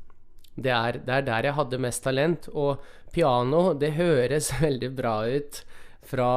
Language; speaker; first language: Norwegian; early bilingual, other home language; Russian